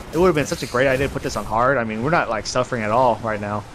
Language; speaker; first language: English; native; English